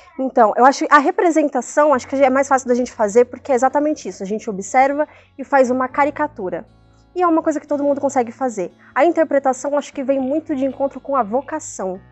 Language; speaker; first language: Portuguese; native; Portuguese